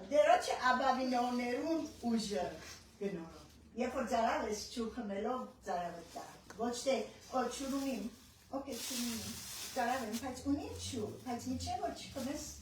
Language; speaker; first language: Armenian; early bilingual, heritage; Armenian